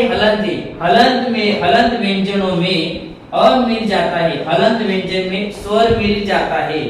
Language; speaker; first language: Hindi; non-native, local second language; Marathi